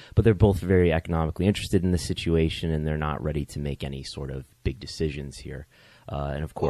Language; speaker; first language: English; native; English